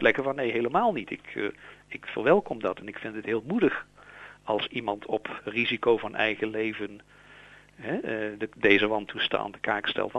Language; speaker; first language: Dutch; native; Dutch